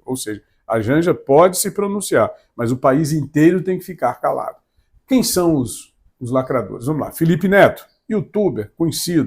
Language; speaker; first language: Portuguese; native; Portuguese